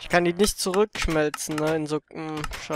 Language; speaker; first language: German; native; German